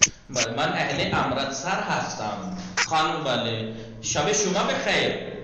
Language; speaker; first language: Persian; non-native, fluent; Urdu